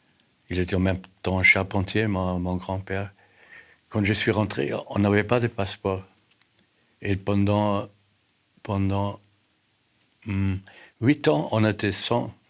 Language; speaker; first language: French; non-native, fluent; German